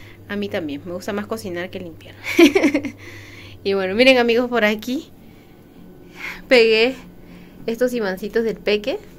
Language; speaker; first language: Spanish; native; Spanish